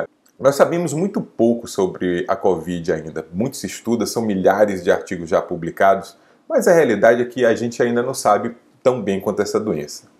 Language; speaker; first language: Portuguese; native; Portuguese